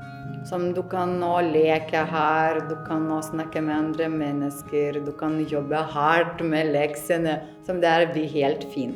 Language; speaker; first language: Norwegian; non-native, learner; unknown